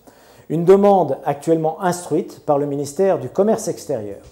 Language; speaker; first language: French; non-native, local second language; Arabic